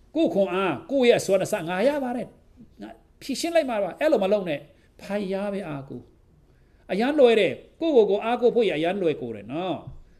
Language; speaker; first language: Burmese; non-native, local second language; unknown